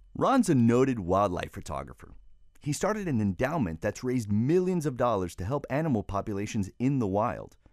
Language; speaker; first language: English; early bilingual, other home language; Spanish